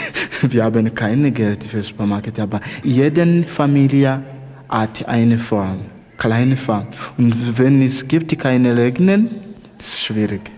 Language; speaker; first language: German; non-native, learner; Swahili